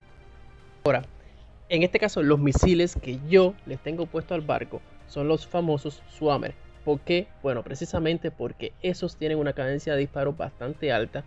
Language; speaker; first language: Spanish; native; Spanish